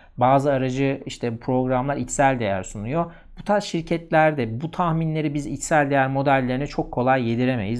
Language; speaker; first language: Turkish; native; Turkish